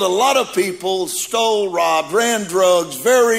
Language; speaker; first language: English; native; English